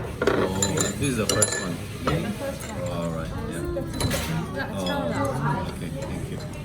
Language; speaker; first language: English; non-native, learner; Korean